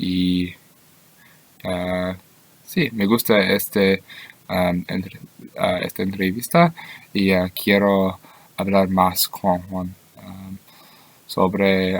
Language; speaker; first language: Spanish; non-native, learner; English